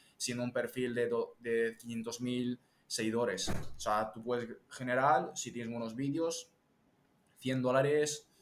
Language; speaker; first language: Spanish; early bilingual, other home language; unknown